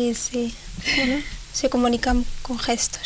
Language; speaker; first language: Spanish; early bilingual, other home language; Arabic